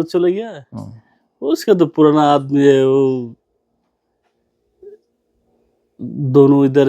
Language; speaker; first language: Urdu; non-native, learner; Bangla